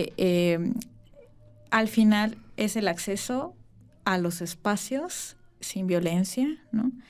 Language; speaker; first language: Spanish; native; Spanish